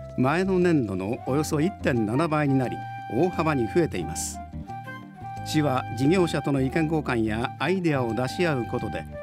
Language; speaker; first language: Japanese; native; Japanese